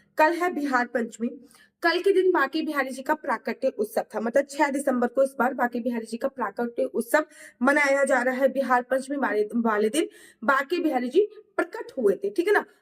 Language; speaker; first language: Hindi; native; Hindi